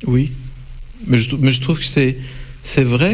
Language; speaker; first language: French; non-native, fluent; Russian